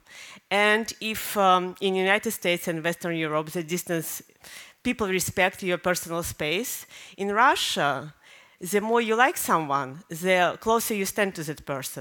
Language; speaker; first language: English; non-native, fluent; Russian